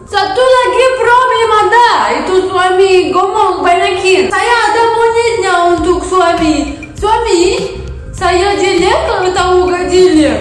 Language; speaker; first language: Indonesian; non-native, learner; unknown